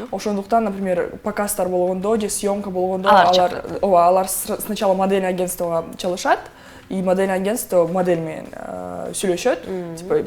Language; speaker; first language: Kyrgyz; non-native, local second language; Russian